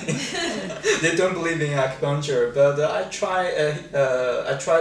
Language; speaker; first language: English; non-native, fluent; Chinese